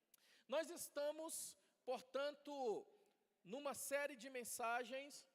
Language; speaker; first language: Portuguese; native; Portuguese